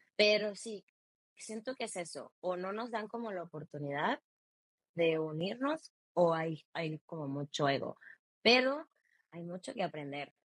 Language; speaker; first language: Spanish; native; Spanish